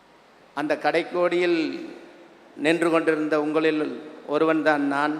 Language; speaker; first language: Tamil; native; Tamil